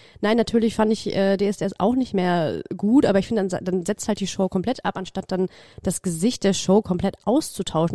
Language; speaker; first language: German; native; German